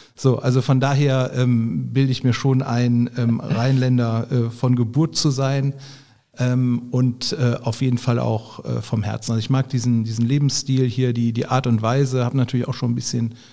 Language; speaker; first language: German; native; German